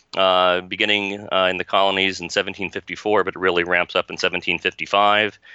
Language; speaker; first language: English; native; English